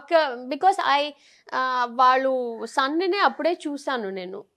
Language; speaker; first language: Telugu; non-native, local second language; Tamil